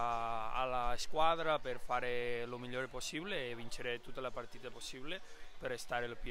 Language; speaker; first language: Italian; non-native, learner; Spanish